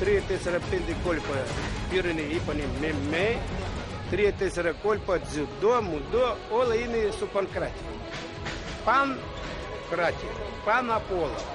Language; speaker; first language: Greek; non-native, learner; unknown